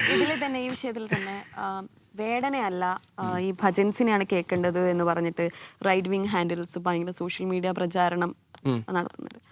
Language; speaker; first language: Malayalam; native; Malayalam